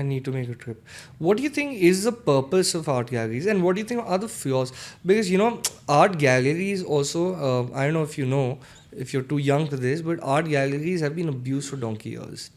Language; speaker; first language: English; non-native, local second language; Hindi